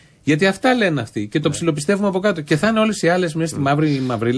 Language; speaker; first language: Greek; native; Greek